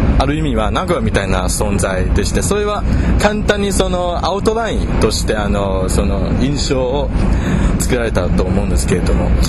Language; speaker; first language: Japanese; non-native, fluent; Chinese